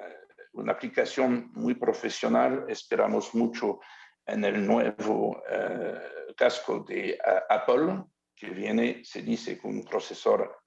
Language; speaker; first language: Spanish; non-native, learner; French